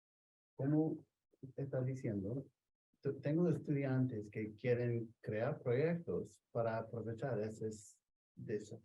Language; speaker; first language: Spanish; non-native, learner; English